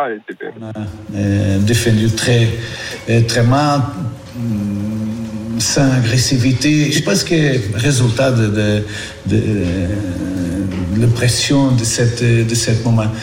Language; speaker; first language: French; non-native, fluent; Portuguese